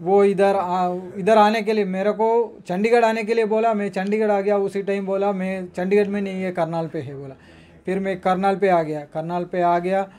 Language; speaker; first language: Hindi; non-native, local second language; Malayalam